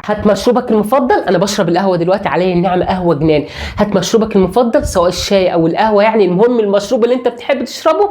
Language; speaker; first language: Arabic; native; Arabic